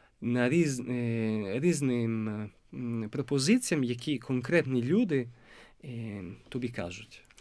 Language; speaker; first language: Ukrainian; non-native, fluent; Italian